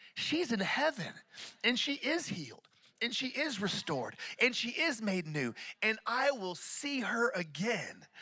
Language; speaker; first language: English; native; English